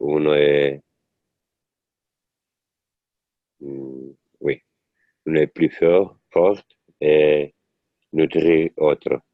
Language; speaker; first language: French; non-native, learner; Italian